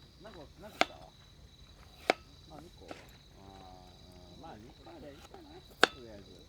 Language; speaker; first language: Japanese; native; Japanese